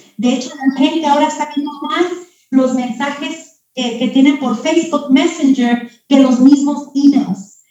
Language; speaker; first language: Spanish; early bilingual, heritage; Spanish